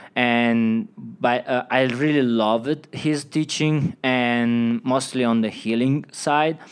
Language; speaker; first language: English; non-native, fluent; Italian